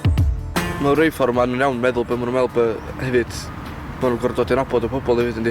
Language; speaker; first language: Welsh; native; Welsh